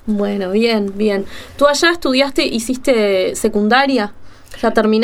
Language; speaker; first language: Spanish; native; Spanish